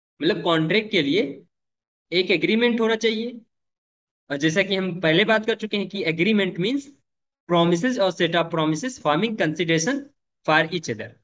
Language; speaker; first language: Hindi; native; Hindi